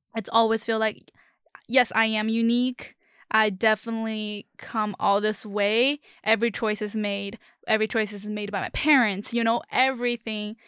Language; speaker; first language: English; non-native, fluent; Chinese